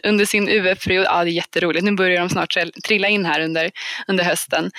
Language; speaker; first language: Swedish; native; Swedish